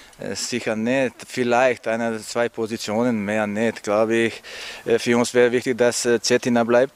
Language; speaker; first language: German; non-native, learner; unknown